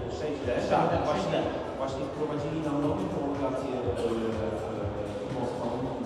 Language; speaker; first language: Polish; native; Polish